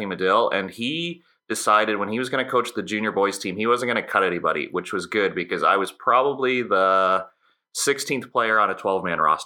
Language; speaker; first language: English; native; English